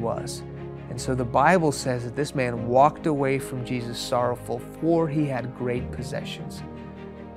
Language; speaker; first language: English; early bilingual, other home language; Persian